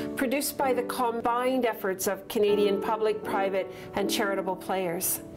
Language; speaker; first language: English; native; English